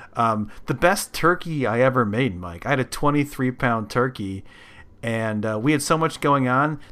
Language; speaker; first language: English; native; English